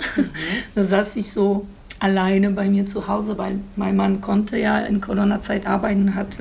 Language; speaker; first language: German; non-native, fluent; Polish